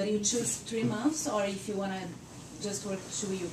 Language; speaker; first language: English; non-native, learner; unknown